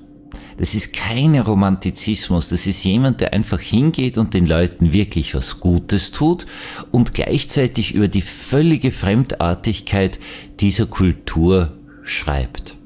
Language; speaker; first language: German; native; German